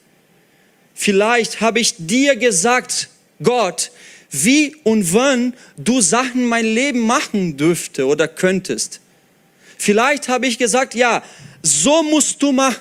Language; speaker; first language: German; non-native, fluent; Portuguese